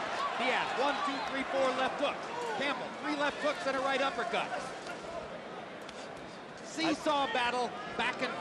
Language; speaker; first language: English; native; English